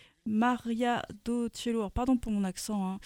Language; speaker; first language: French; native; French